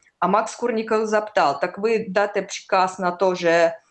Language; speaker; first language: Czech; non-native, learner; Russian